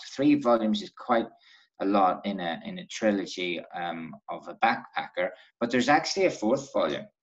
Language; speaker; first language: English; native; English